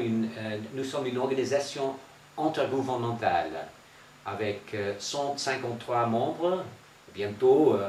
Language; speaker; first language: French; non-native, fluent; English